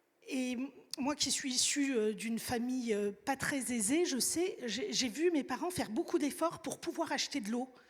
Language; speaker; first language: French; native; French